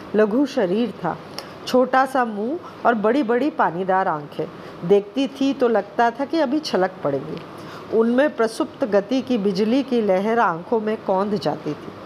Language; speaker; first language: Hindi; non-native, local second language; Bangla